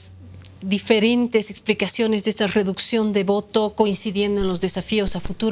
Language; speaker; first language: Spanish; native; Spanish